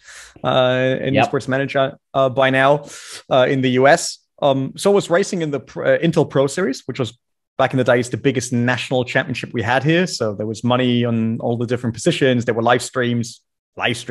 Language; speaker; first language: English; non-native, fluent; German